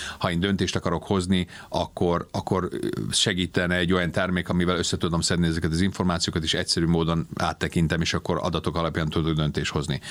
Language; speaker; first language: Hungarian; early bilingual, heritage; Hungarian